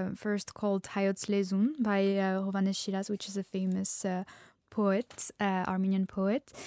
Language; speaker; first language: English; non-native, fluent; Armenian